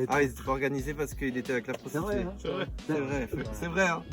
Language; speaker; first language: French; native; French